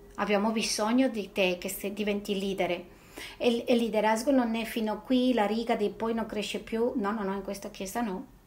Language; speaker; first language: Italian; non-native, fluent; Spanish